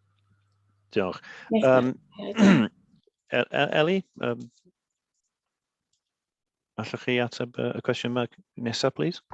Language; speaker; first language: Welsh; native; Welsh